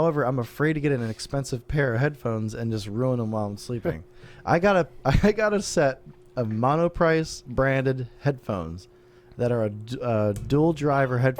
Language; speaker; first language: English; native; English